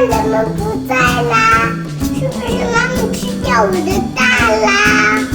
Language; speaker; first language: Chinese; early bilingual, heritage; Chinese